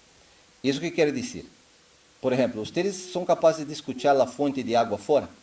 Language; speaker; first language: Spanish; non-native, fluent; Portuguese